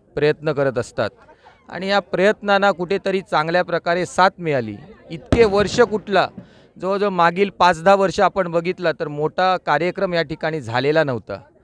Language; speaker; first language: Marathi; native; Marathi